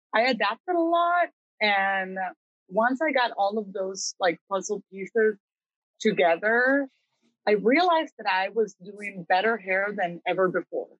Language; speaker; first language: English; early bilingual, other home language; Spanish